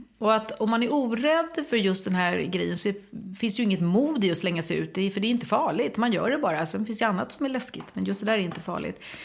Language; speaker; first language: Swedish; native; Swedish